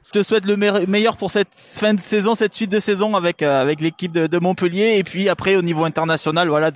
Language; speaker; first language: French; native; French